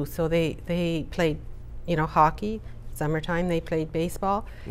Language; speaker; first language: English; native; English